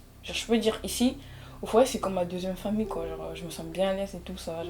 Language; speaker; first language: French; early bilingual, other home language; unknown